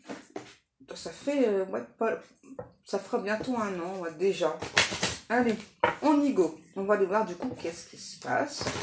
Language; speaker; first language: French; native; French